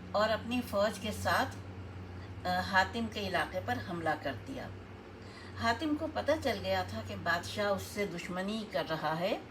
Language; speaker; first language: Urdu; native; Urdu